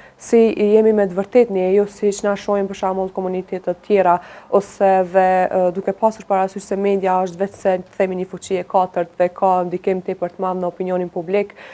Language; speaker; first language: Albanian; non-native, local second language; Romany